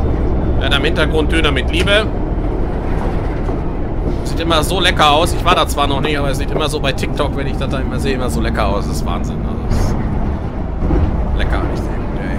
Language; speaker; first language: German; native; German